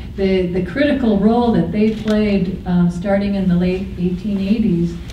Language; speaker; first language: English; native; English